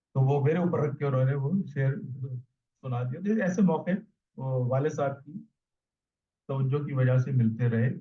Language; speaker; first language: Urdu; native; Urdu